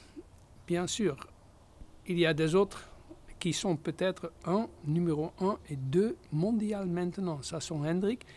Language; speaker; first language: French; non-native, fluent; Dutch